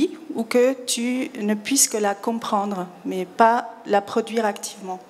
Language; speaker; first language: French; non-native, fluent; Spanish